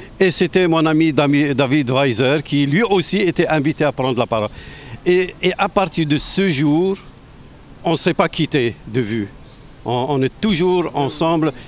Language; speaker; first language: French; non-native, local second language; Arabic